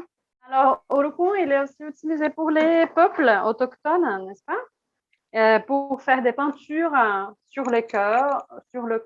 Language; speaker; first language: French; non-native, fluent; Portuguese